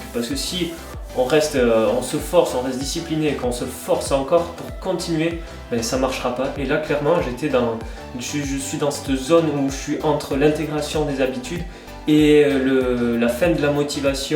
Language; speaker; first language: French; native; French